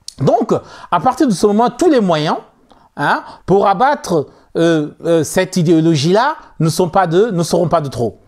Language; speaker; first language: French; non-native, local second language; Soninke